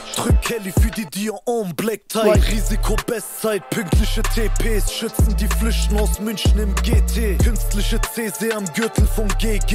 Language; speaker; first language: German; native; German